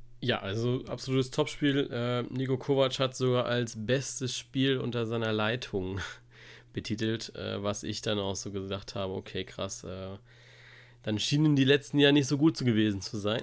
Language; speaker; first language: German; native; German